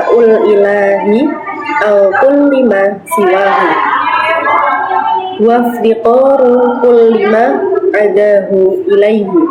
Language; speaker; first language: Arabic; non-native, learner; Indonesian